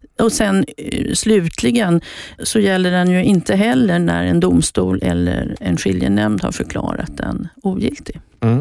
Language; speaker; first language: Swedish; native; Swedish